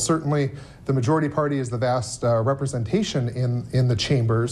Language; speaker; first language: English; native; English